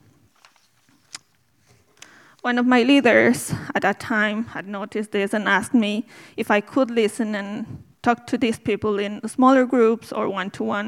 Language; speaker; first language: English; non-native, fluent; Spanish